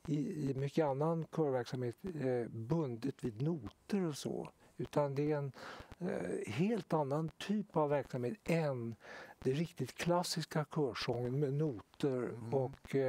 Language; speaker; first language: Swedish; native; Swedish